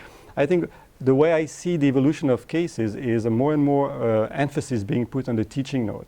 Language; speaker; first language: English; non-native, fluent; French